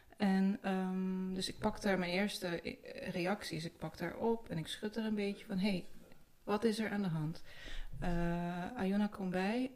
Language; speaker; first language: Dutch; early bilingual, other home language; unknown